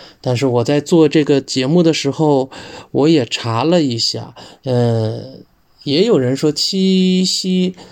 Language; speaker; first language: Chinese; native; Chinese